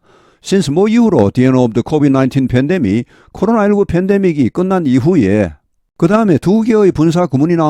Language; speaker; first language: Korean; native; Korean